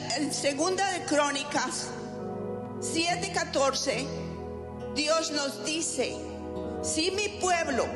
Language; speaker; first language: Spanish; native; Spanish